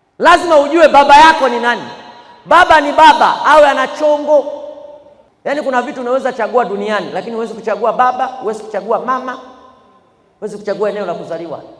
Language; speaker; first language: Swahili; native; Swahili